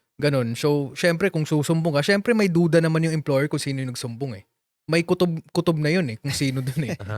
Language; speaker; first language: Filipino; non-native, local second language; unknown